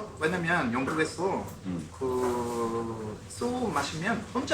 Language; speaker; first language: Korean; non-native, learner; English